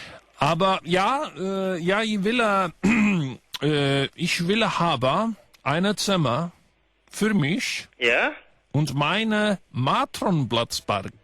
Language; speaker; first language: German; non-native, learner; Icelandic